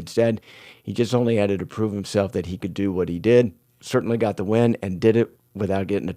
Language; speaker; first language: English; native; English